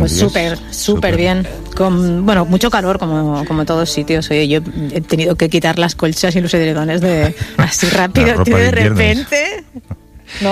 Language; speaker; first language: Spanish; native; Spanish